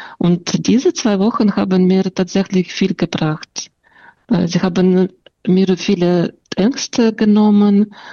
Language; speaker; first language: German; non-native, fluent; Russian